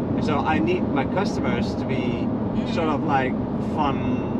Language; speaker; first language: English; non-native, fluent; Dutch